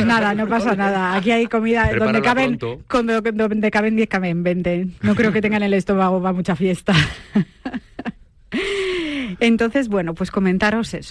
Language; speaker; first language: Spanish; native; Spanish